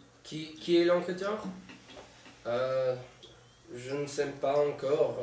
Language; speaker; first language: French; non-native, learner; English